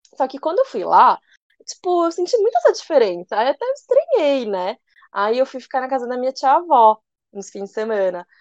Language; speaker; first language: Portuguese; early bilingual, other home language; Korean